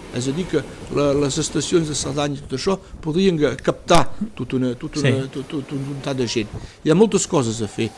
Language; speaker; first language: Catalan; early bilingual, heritage; Catalan